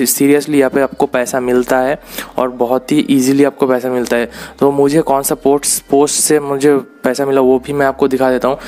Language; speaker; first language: Hindi; non-native, local second language; Bangla